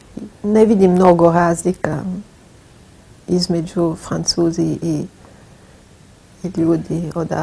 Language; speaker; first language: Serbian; non-native, fluent; French